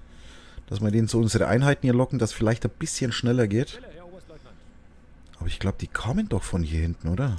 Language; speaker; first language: German; native; German